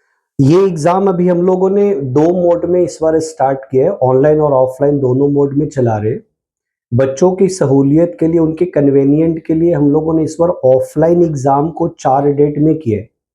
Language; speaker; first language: Hindi; native; Hindi